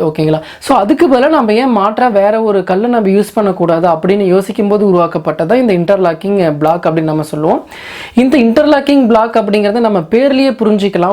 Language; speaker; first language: Tamil; native; Tamil